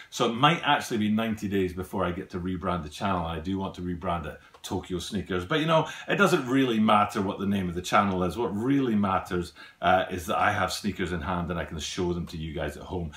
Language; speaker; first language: English; native; English